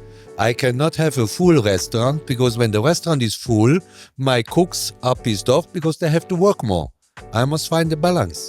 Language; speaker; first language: English; non-native, learner; German